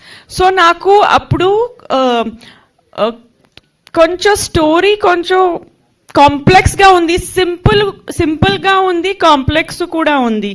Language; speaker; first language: Telugu; non-native, fluent; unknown